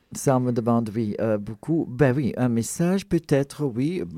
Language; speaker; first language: French; non-native, fluent; Dutch